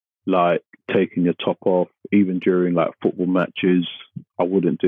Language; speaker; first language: English; native; English